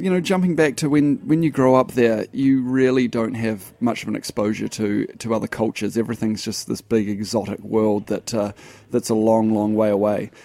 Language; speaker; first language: English; native; English